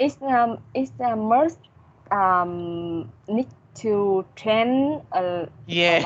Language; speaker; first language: English; non-native, learner; Vietnamese